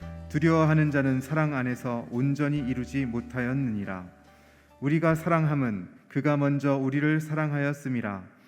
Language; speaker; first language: Korean; native; Korean